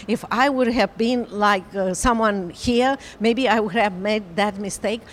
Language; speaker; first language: English; non-native, fluent; Romanian